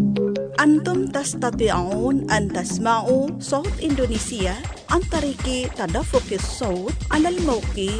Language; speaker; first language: Arabic; non-native, fluent; Indonesian